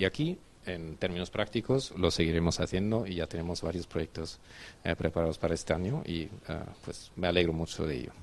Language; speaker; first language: Spanish; non-native, fluent; German